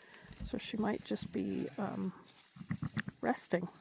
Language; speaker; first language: English; native; English